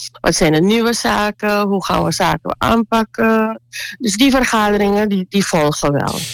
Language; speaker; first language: Dutch; native; Dutch